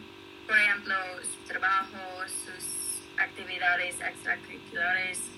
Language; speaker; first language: Spanish; non-native, learner; English